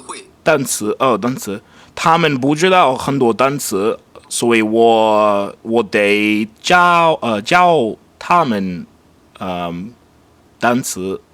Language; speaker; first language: Chinese; non-native, learner; English